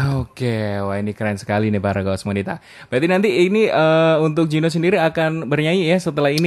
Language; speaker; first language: Indonesian; native; Indonesian